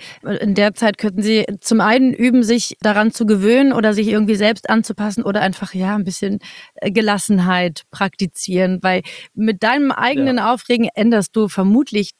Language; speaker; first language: German; native; German